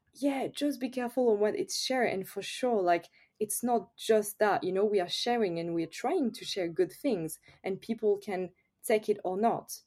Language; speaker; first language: English; non-native, fluent; French